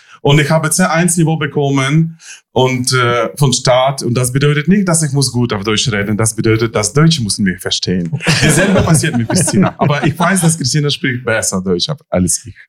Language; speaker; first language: German; non-native, fluent; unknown